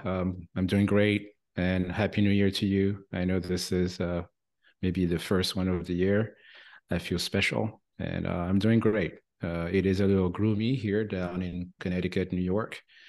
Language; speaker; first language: English; non-native, fluent; French